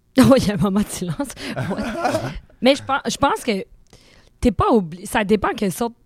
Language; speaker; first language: French; native; French